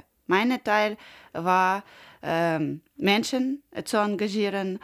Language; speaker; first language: German; non-native, learner; Ukrainian